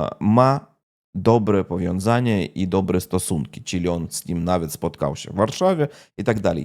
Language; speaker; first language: Polish; non-native, fluent; Russian